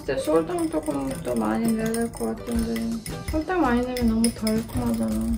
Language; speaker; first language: Korean; non-native, fluent; Romanian